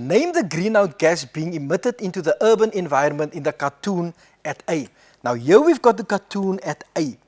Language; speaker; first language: English; non-native, local second language; Afrikaans